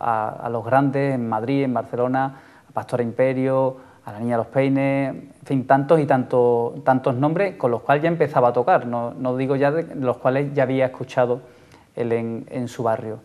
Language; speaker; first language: Spanish; native; Spanish